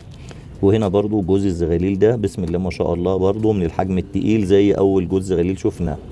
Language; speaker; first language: Arabic; native; Arabic